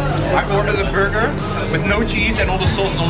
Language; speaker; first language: English; non-native, fluent; Dutch